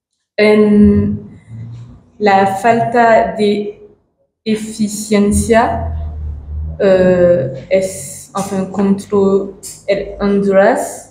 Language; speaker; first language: Spanish; non-native, learner; French